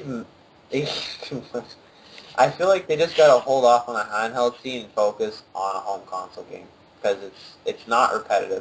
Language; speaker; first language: English; native; English